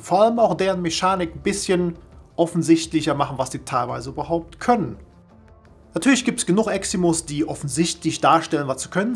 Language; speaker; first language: German; native; German